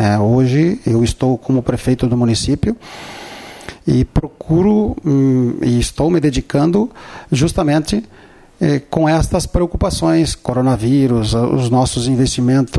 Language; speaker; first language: Portuguese; native; Portuguese